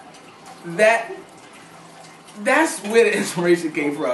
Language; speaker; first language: English; native; English